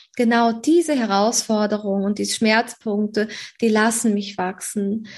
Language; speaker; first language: German; native; German